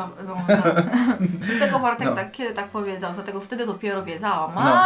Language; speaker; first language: Polish; non-native, learner; Korean